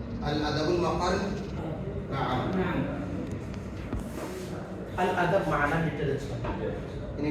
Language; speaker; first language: Arabic; non-native, fluent; Bangla